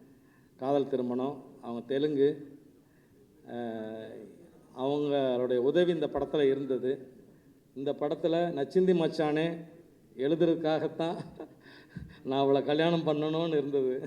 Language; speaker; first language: Tamil; native; Tamil